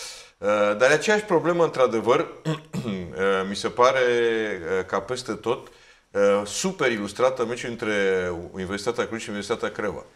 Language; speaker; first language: Romanian; native; Romanian